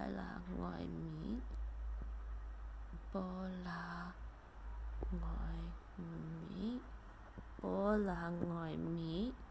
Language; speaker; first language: Vietnamese; non-native, learner; English